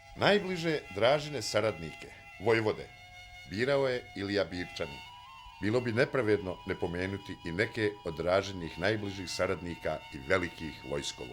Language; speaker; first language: Bosnian; native; Bosnian